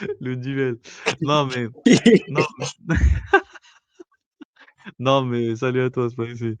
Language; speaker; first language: French; native; French